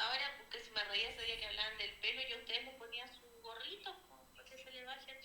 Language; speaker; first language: Spanish; native; Spanish